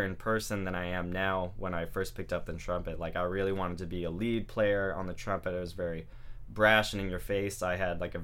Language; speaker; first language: English; native; English